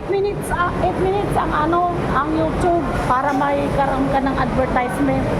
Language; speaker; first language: Filipino; non-native, local second language; Cebuano